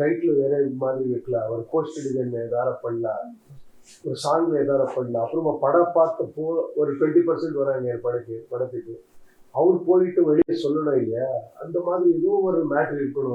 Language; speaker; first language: Tamil; non-native, learner; Kannada